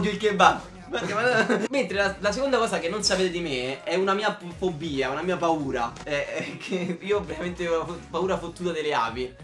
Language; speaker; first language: Italian; native; Italian